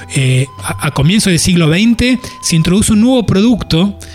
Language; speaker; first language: Spanish; native; Spanish